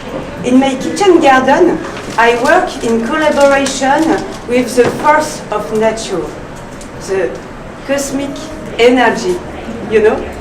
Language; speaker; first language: English; non-native, learner; French